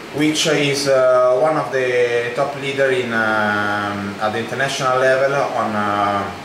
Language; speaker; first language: English; non-native, fluent; Italian